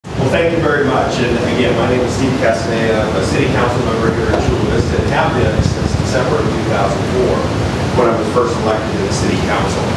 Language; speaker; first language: English; native; English